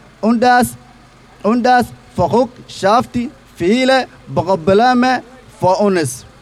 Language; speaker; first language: German; non-native, learner; Somali